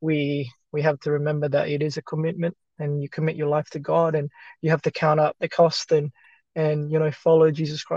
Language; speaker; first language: English; early bilingual, other home language; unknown